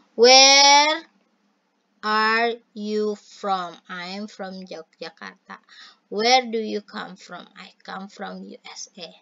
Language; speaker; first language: English; non-native, fluent; Indonesian